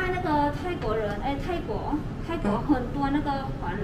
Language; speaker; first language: Chinese; non-native, learner; Thai